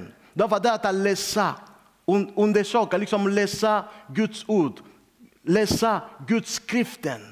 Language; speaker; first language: Swedish; non-native, learner; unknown